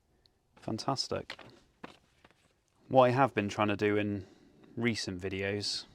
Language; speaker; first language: English; native; English